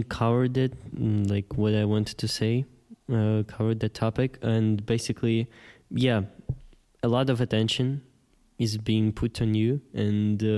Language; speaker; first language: English; non-native, fluent; Ukrainian